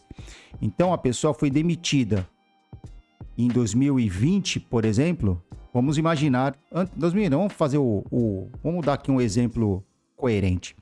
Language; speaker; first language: Portuguese; native; Portuguese